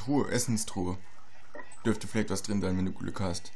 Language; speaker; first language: German; native; German